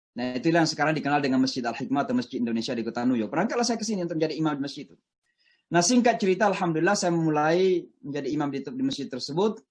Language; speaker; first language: Indonesian; non-native, local second language; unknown